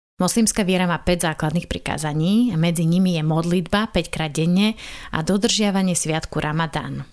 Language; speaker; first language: Slovak; native; Slovak